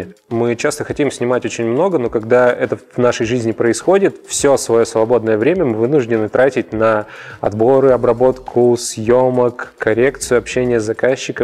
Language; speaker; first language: Russian; native; Russian